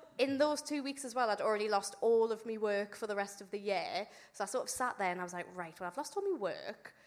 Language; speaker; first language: English; native; English